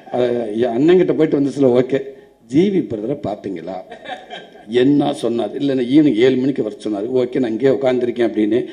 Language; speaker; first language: Tamil; native; Tamil